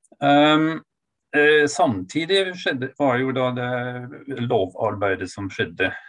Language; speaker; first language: Norwegian; non-native, fluent; German